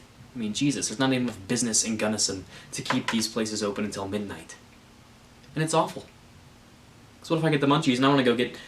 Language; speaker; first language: English; native; English